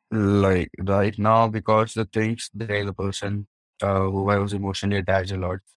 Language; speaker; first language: English; non-native, local second language; Hindi